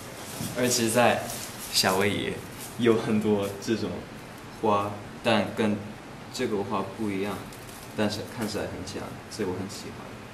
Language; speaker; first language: Chinese; non-native, fluent; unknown